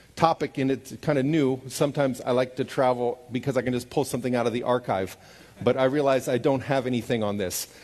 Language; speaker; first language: English; native; English